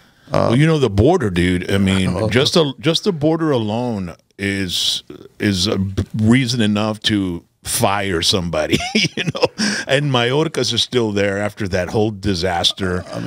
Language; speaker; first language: English; early bilingual, other home language; Spanish